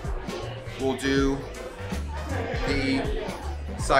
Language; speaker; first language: English; native; English